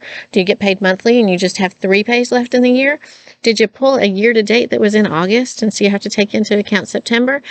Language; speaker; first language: English; native; English